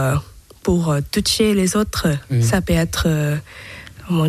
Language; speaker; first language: French; non-native, learner; Thai